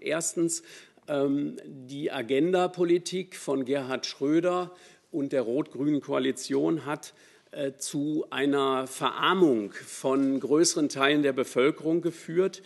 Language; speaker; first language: German; native; German